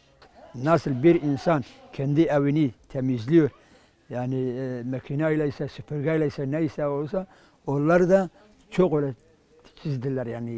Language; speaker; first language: Turkish; non-native, local second language; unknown